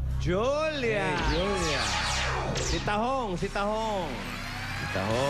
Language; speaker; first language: Filipino; native; Filipino